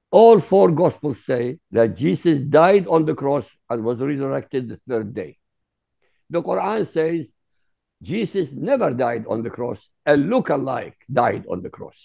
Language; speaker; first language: English; non-native, fluent; Arabic